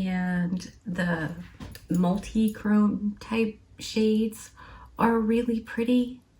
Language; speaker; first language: English; native; English